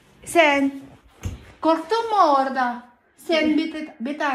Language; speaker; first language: Turkish; non-native, learner; Filipino